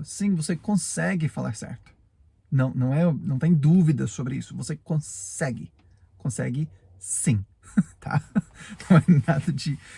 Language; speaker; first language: Portuguese; non-native, fluent; English